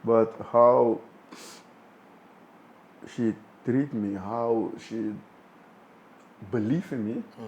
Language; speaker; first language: English; non-native, fluent; Dutch